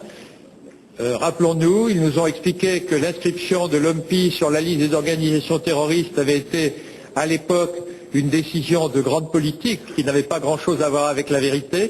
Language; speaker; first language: French; native; French